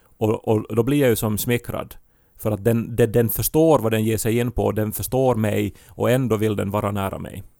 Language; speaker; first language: Swedish; native; Swedish